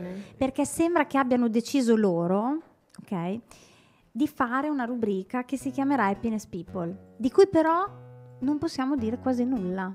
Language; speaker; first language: Italian; native; Italian